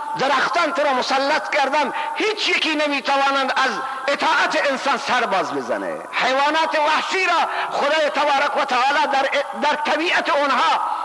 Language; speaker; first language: Persian; non-native, local second language; Baluchi